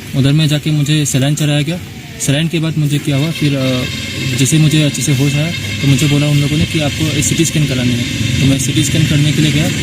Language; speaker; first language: Hindi; non-native, local second language; Assamese